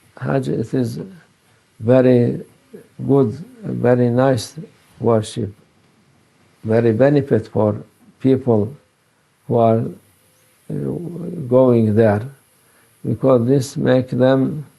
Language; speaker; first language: English; non-native, learner; Turkish